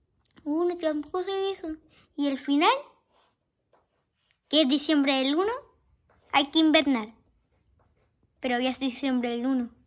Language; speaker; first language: Spanish; early bilingual, heritage; Spanish